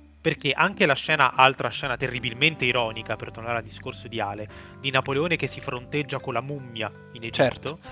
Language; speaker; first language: Italian; native; Italian